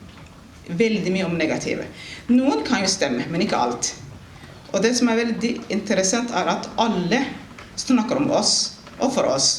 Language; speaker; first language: Norwegian; non-native, fluent; Somali